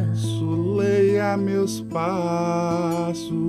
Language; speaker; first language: Portuguese; native; Portuguese